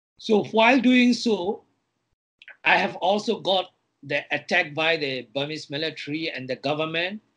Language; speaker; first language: English; non-native, fluent; Burmese